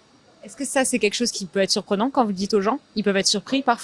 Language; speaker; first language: French; native; French